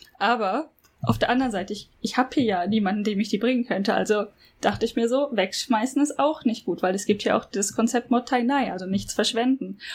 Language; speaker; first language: German; native; German